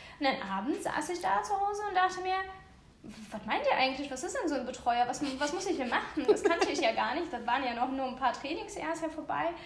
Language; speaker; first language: German; non-native, fluent; Russian